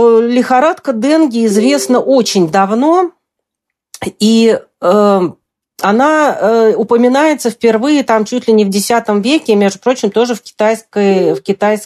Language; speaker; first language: Russian; native; Russian